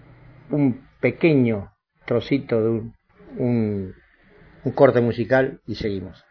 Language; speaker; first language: Spanish; native; Spanish